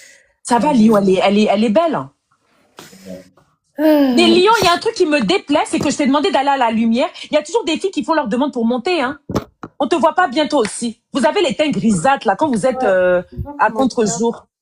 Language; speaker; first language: French; native; French